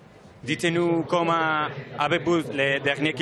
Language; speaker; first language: French; non-native, learner; Basque